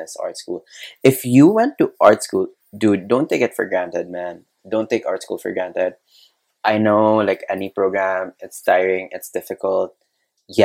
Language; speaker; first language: English; non-native, local second language; Cebuano